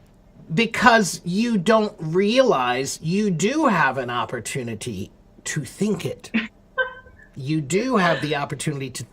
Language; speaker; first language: English; non-native, fluent; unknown